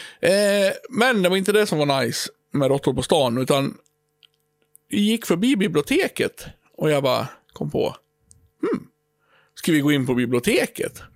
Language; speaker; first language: Swedish; native; Swedish